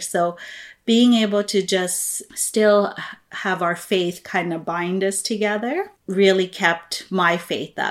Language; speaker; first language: English; non-native, local second language; Filipino